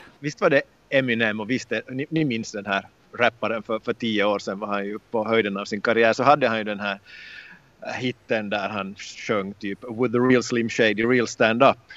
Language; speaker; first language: Swedish; native; Swedish